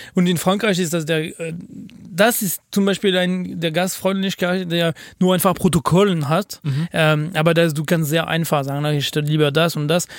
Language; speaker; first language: German; non-native, fluent; French